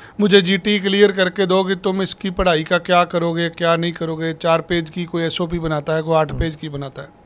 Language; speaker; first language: Hindi; native; Hindi